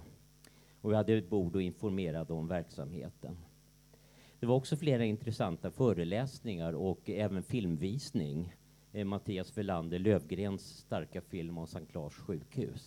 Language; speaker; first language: Swedish; native; Swedish